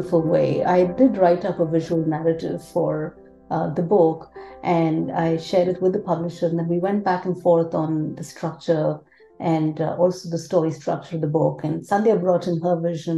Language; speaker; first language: English; non-native, local second language; Tamil